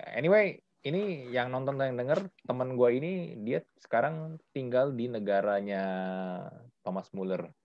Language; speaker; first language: Indonesian; native; Indonesian